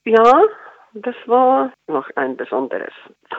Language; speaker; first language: German; non-native, fluent; Icelandic